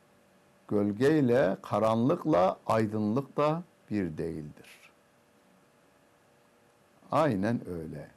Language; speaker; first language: Turkish; native; Turkish